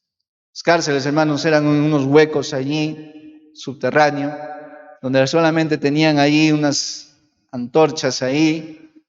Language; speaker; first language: Spanish; native; Spanish